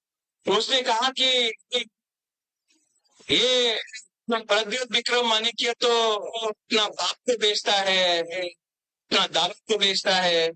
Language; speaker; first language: Hindi; non-native, local second language; Kok Borok